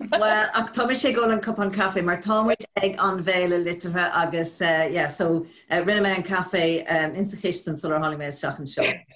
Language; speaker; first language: Irish; non-native, local second language; English